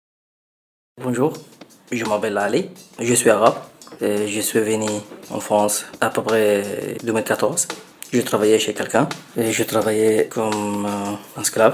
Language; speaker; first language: French; non-native, learner; Arabic